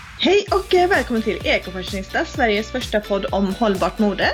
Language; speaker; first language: Swedish; native; Swedish